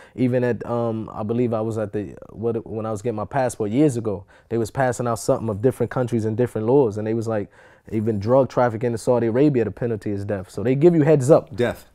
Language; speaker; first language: English; native; English